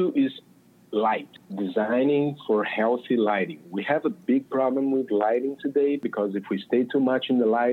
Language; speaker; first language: English; non-native, fluent; Portuguese